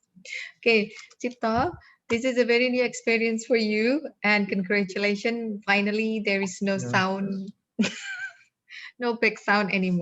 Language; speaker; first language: English; non-native, fluent; Indonesian